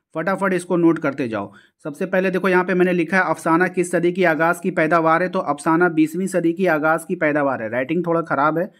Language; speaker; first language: Hindi; native; Hindi